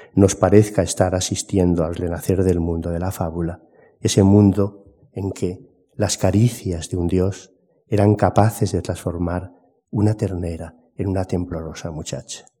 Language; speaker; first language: Spanish; native; Spanish